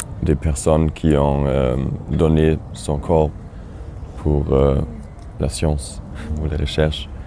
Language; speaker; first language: French; non-native, fluent; German